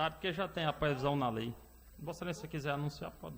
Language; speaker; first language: Portuguese; native; Portuguese